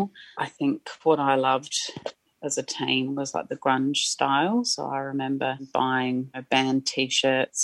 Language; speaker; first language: English; native; English